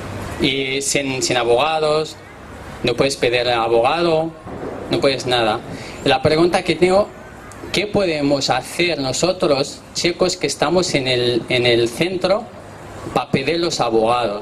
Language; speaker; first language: Spanish; non-native, learner; Arabic